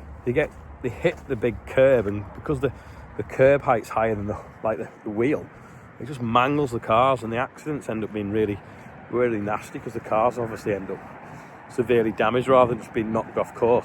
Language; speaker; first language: English; native; English